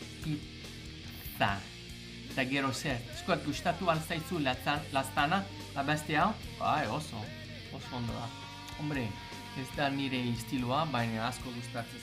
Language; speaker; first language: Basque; non-native, learner; English